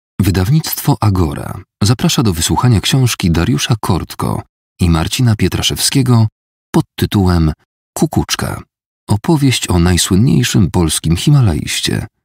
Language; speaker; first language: Polish; native; Polish